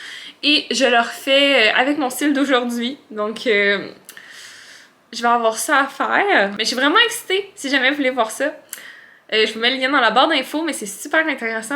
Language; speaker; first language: French; native; French